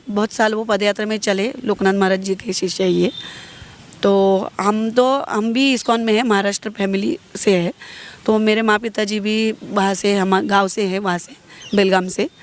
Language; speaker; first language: Hindi; non-native, local second language; Marathi